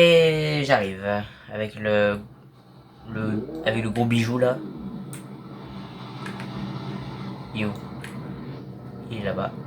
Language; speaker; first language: French; native; French